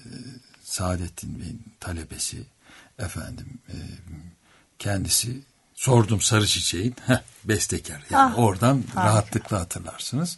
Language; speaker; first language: Turkish; native; Turkish